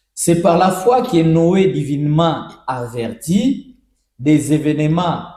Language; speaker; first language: French; non-native, local second language; Swahili